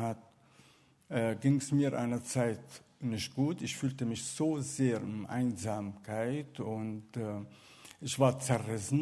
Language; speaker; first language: German; non-native, fluent; Arabic